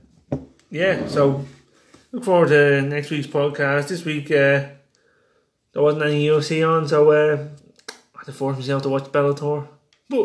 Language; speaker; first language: English; native; English